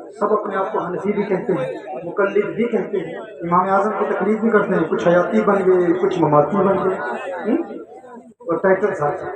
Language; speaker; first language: Urdu; early bilingual, heritage; English